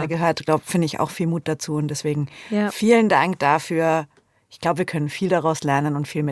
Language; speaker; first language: German; native; German